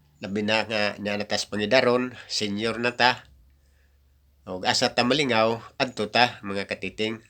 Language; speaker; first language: Cebuano; native; Cebuano